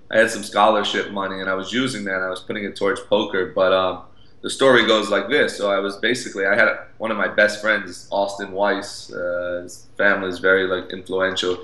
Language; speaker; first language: English; native; English